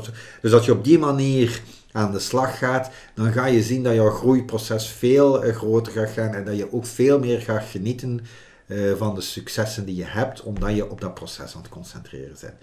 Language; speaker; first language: Dutch; native; Dutch